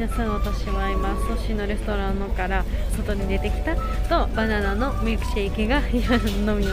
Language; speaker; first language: Japanese; non-native, learner; Georgian